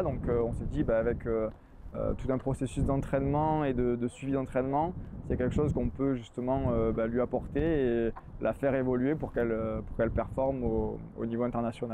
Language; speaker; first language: French; native; French